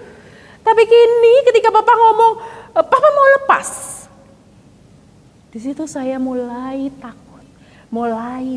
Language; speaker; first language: Indonesian; native; Indonesian